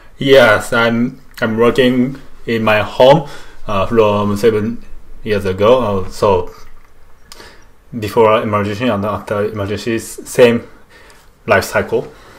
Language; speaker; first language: English; non-native, learner; Japanese